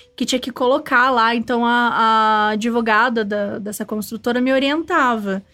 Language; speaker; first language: Portuguese; native; Portuguese